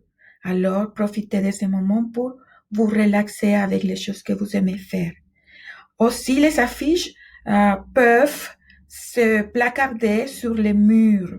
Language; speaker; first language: French; non-native, fluent; Spanish